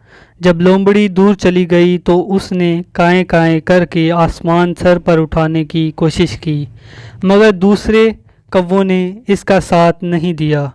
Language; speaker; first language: Urdu; native; Urdu